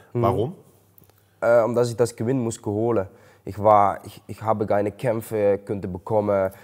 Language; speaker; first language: German; non-native, learner; Dutch